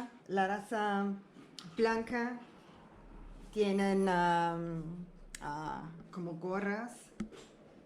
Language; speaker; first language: Spanish; non-native, learner; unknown